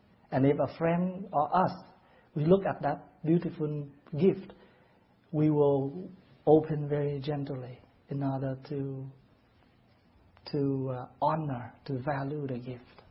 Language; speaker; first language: English; non-native, fluent; Vietnamese